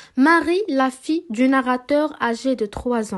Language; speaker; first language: French; non-native, local second language; Arabic